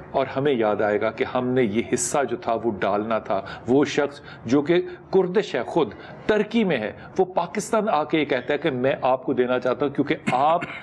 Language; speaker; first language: Urdu; native; Urdu